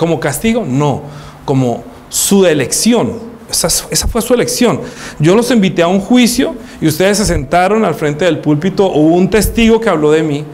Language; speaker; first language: Spanish; native; Spanish